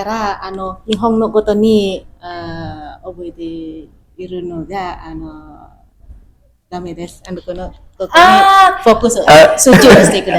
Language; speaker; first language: Japanese; non-native, learner; Indonesian